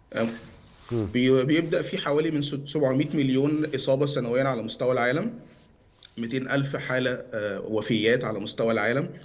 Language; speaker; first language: Egyptian Arabic; native; Egyptian Arabic